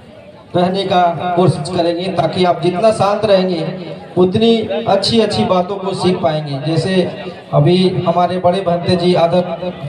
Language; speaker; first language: Hindi; native; Hindi